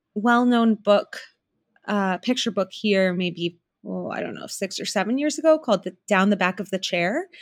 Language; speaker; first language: English; native; English